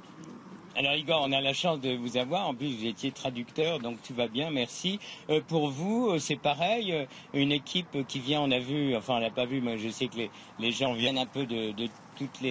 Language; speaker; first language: French; native; French